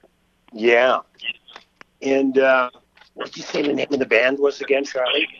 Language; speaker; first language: English; native; English